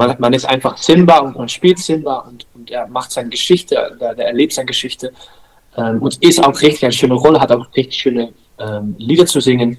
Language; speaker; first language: German; non-native, learner; Dutch